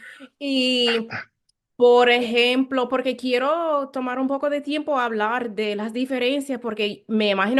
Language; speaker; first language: Spanish; non-native, learner; English